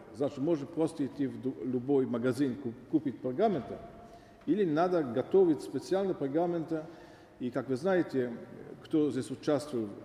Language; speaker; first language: Russian; non-native, learner; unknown